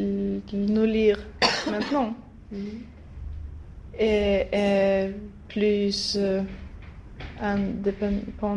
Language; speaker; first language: French; non-native, learner; Swedish